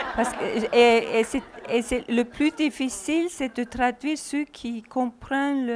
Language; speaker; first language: French; non-native, fluent; Icelandic